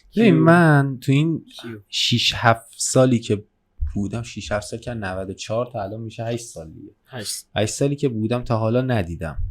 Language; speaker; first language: Persian; native; Persian